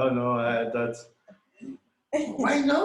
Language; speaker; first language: English; non-native, learner; Spanish